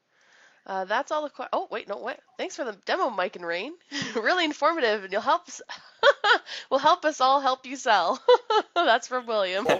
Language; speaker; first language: English; native; English